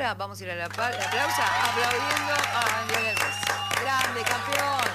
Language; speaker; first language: Spanish; native; Spanish